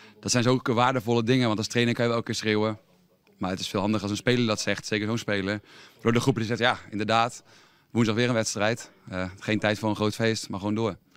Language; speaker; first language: Dutch; native; Dutch